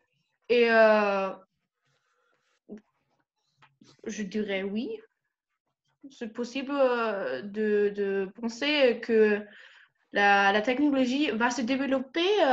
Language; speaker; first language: French; non-native, fluent; German